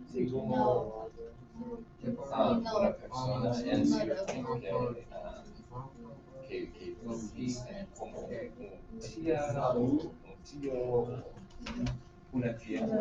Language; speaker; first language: Spanish; non-native, fluent; English